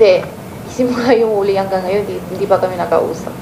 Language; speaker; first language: Filipino; non-native, learner; Chinese